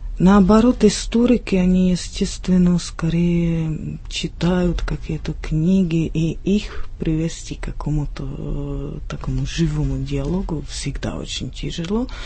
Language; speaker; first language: Russian; non-native, fluent; Czech